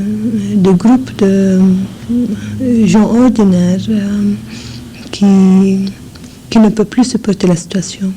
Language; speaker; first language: French; non-native, fluent; English